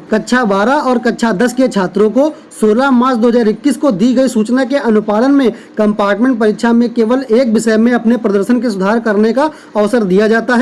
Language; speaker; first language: Hindi; native; Hindi